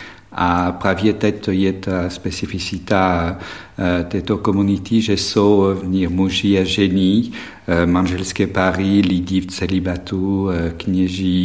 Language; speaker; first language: Czech; non-native, fluent; French